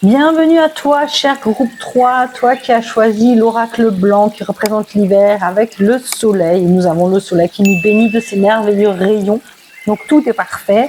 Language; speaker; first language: French; native; French